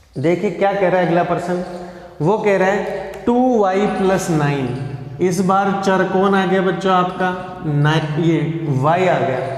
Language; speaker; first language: Hindi; native; Hindi